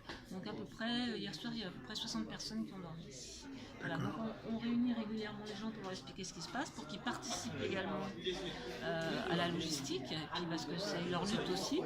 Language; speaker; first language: French; native; French